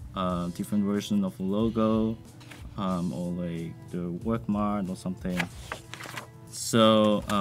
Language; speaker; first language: English; non-native, local second language; Cantonese